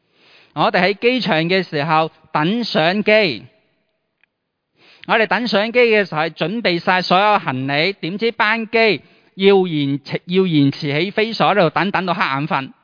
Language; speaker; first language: Chinese; native; Chinese